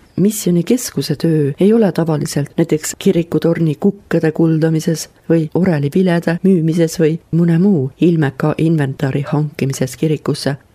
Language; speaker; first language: Estonian; native; Estonian